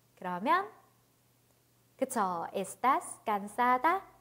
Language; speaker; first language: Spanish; non-native, fluent; Korean